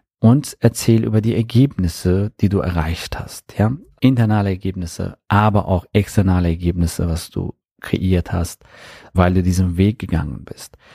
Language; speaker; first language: German; non-native, fluent; Persian